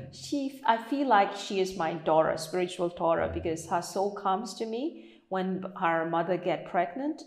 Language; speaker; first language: English; non-native, fluent; Burmese